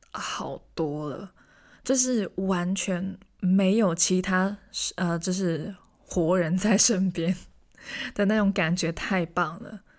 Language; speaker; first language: Chinese; non-native, local second language; Cantonese